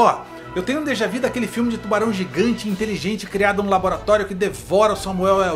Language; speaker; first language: Portuguese; native; Portuguese